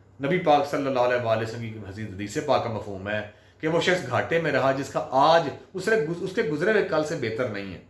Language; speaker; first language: Urdu; non-native, local second language; Punjabi